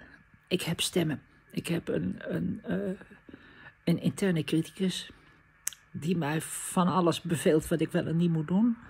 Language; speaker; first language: Dutch; native; Dutch